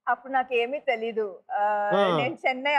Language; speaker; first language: Telugu; non-native, local second language; Tamil